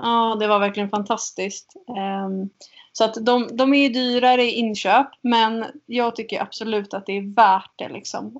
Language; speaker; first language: Swedish; native; Swedish